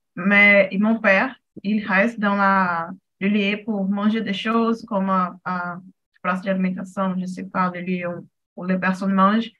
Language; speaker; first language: French; non-native, fluent; Portuguese